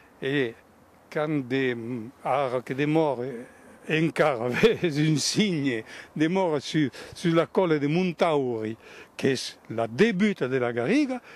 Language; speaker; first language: Occitan; native; Occitan